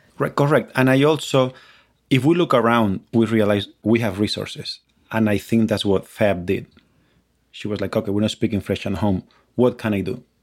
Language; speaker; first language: English; non-native, fluent; Spanish